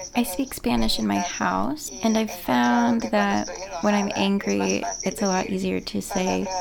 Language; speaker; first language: English; native; English